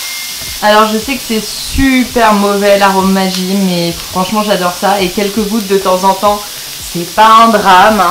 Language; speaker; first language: French; native; French